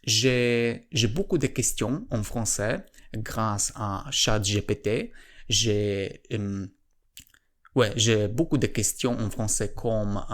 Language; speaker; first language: French; non-native, learner; Polish